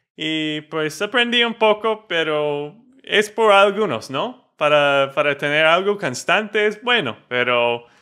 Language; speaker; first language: Spanish; non-native, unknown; English